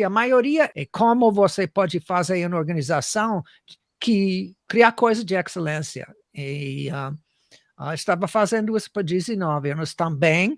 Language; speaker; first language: Portuguese; non-native, fluent; English